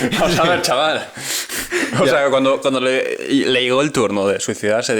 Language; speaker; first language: Spanish; native; Spanish